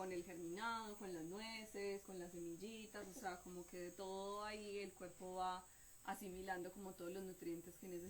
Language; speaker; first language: Spanish; native; Spanish